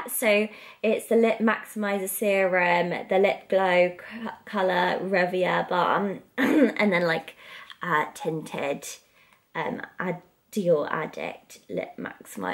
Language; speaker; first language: English; native; English